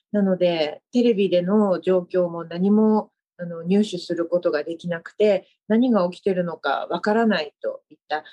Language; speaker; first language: Japanese; native; Japanese